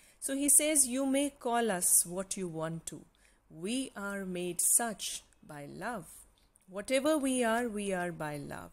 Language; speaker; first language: English; non-native, local second language; Punjabi